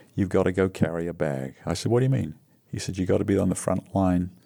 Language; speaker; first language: English; native; English